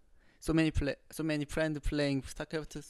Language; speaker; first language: English; non-native, learner; Korean